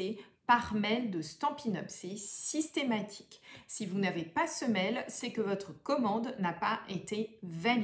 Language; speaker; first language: French; native; French